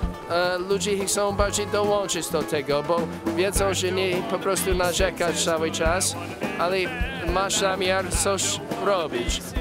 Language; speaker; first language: Polish; non-native, learner; English